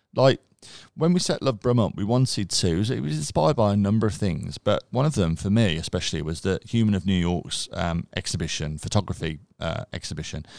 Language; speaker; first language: English; native; English